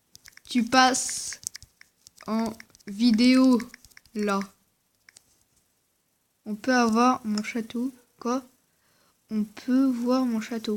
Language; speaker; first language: French; native; French